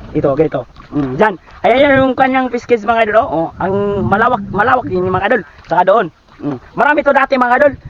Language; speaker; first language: Filipino; non-native, local second language; Cebuano